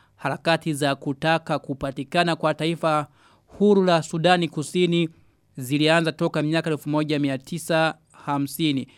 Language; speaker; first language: Swahili; non-native, local second language; Rundi